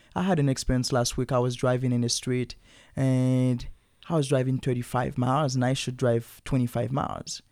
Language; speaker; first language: English; non-native, fluent; Haitian Creole